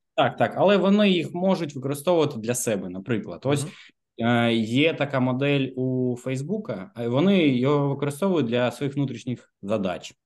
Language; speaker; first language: Ukrainian; native; Ukrainian